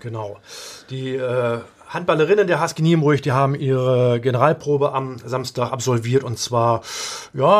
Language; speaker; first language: German; native; German